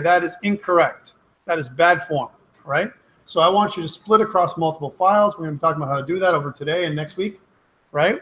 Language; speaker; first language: English; native; English